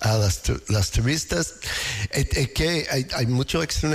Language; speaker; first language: Spanish; non-native, learner; English